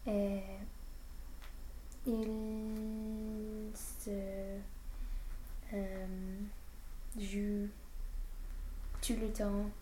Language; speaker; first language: French; non-native, learner; English